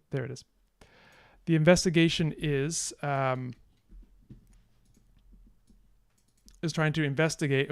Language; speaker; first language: English; native; English